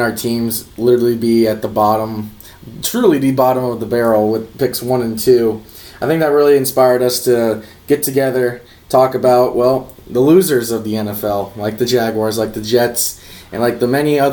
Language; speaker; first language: English; native; English